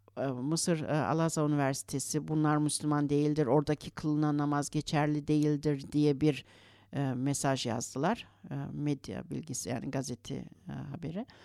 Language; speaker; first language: Turkish; early bilingual, heritage; Turkish